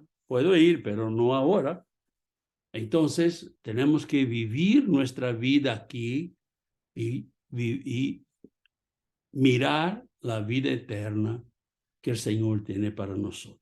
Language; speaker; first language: Spanish; non-native, fluent; Portuguese